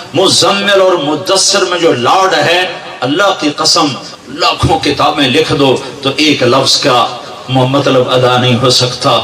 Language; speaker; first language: Urdu; non-native, local second language; Punjabi